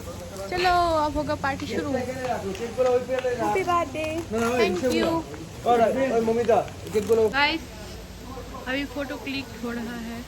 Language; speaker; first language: Hindi; non-native, local second language; Bangla